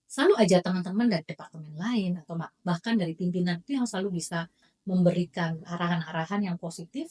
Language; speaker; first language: Indonesian; native; Indonesian